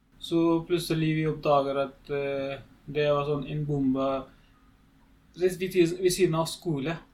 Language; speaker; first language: Norwegian; non-native, learner; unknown